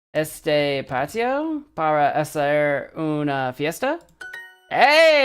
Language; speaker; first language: Spanish; non-native, learner; English